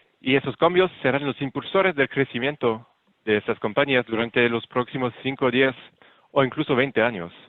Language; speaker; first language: Spanish; non-native, fluent; French